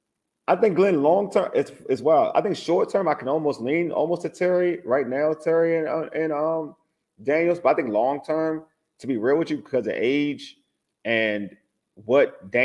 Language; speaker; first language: English; native; English